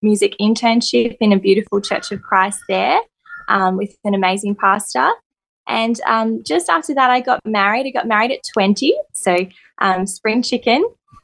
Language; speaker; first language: English; native; English